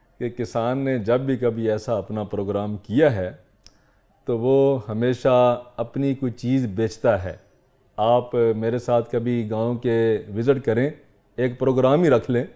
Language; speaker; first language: Urdu; non-native, local second language; Punjabi